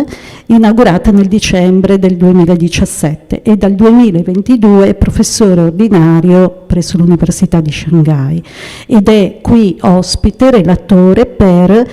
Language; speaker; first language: Italian; native; Italian